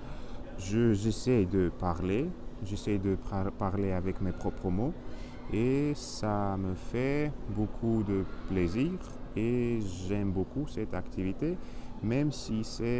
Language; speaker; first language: French; non-native, learner; Spanish